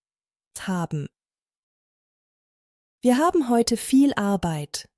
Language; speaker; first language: German; non-native, fluent; Croatian